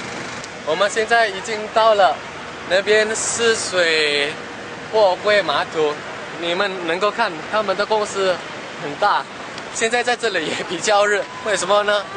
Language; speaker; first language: Chinese; non-native, learner; Indonesian